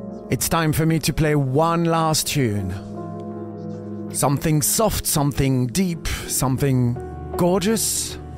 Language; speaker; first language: English; non-native, fluent; French